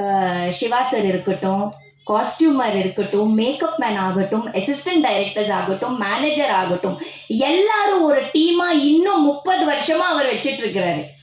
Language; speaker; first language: Tamil; non-native, fluent; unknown